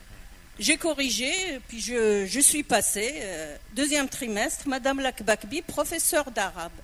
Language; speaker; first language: French; non-native, local second language; Arabic